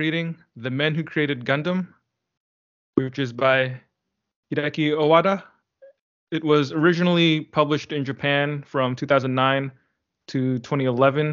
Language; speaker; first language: English; native; English